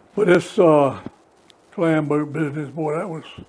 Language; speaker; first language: English; native; English